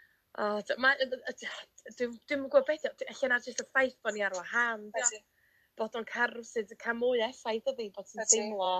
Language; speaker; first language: Welsh; native; Welsh